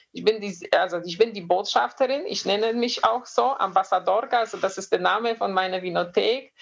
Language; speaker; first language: German; non-native, fluent; Polish